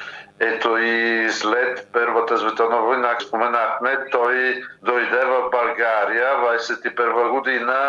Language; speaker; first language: Bulgarian; non-native, fluent; Italian